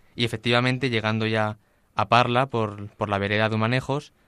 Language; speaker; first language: Spanish; native; Spanish